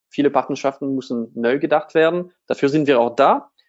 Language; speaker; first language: German; non-native, fluent; French